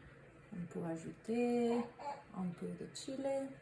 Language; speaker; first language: French; non-native, learner; Spanish